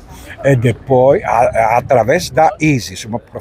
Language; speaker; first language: Portuguese; non-native, fluent; Greek